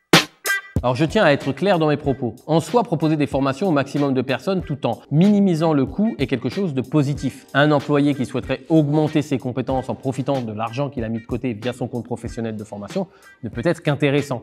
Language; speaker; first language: French; native; French